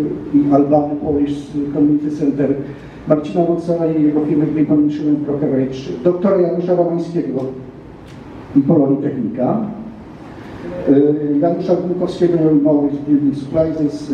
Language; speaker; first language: Polish; native; Polish